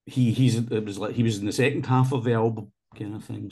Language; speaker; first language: English; native; English